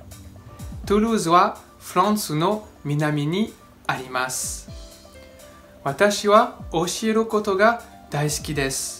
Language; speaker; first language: Japanese; non-native, fluent; French